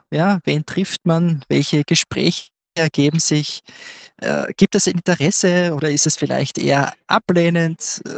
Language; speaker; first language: German; native; German